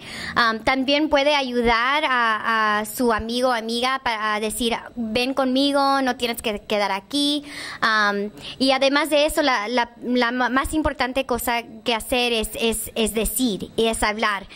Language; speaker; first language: Spanish; early bilingual, heritage; English